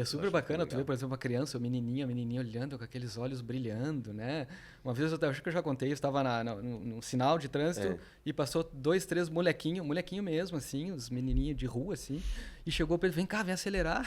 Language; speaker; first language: Portuguese; native; Portuguese